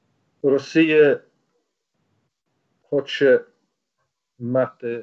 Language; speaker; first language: Ukrainian; non-native, learner; English